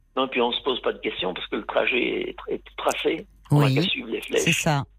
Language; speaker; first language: French; native; French